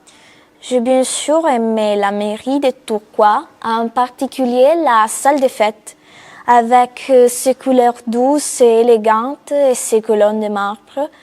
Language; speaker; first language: French; non-native, fluent; Italian